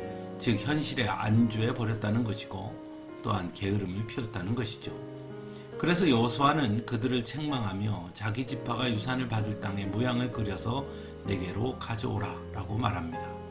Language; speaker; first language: Korean; native; Korean